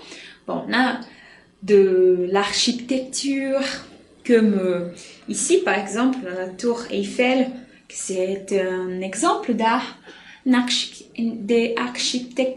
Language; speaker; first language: French; non-native, fluent; Portuguese